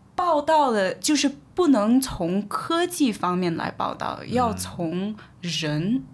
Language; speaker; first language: Chinese; non-native, fluent; English